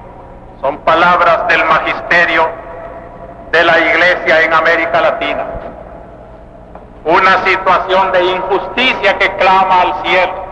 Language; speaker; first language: Spanish; native; Spanish